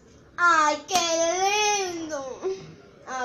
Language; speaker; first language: Spanish; native; Spanish